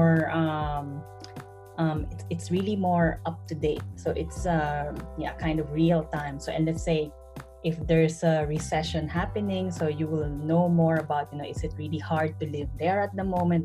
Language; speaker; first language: English; non-native, local second language; Filipino